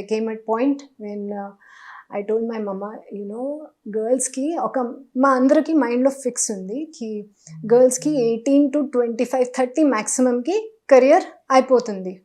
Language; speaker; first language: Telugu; non-native, local second language; Hindi